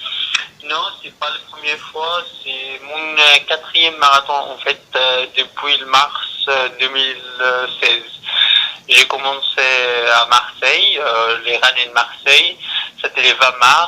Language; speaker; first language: French; non-native, learner; Arabic